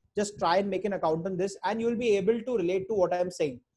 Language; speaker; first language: English; non-native, local second language; Hindi